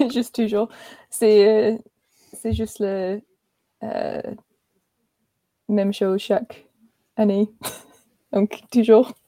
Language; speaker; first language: French; non-native, learner; English